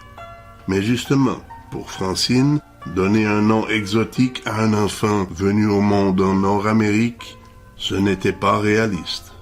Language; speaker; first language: French; native; French